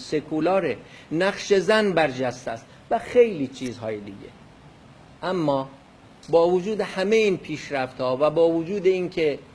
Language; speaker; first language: Persian; non-native, local second language; Kurdish